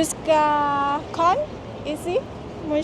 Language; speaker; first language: French; non-native, learner; Indonesian